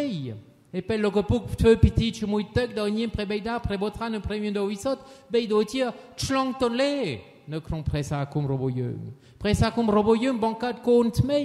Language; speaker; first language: Khmer; non-native, fluent; French